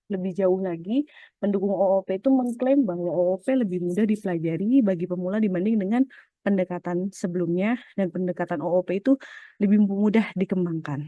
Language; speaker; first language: Indonesian; native; Indonesian